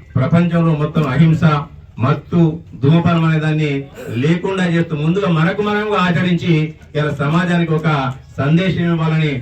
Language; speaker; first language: Telugu; native; Telugu